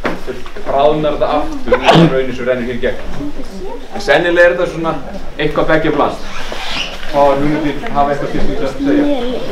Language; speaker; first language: Icelandic; native; Icelandic